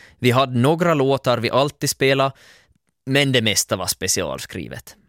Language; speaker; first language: Swedish; native; Swedish